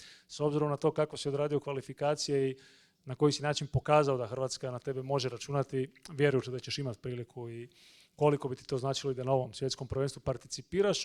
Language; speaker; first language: Bosnian; native; Bosnian